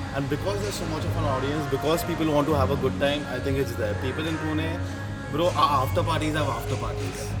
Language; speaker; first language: English; non-native, local second language; Marathi